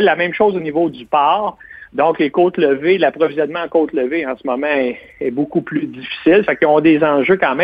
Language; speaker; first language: French; native; French